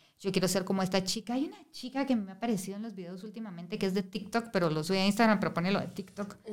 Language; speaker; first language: Spanish; native; Spanish